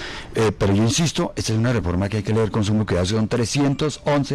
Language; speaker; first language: Spanish; native; Spanish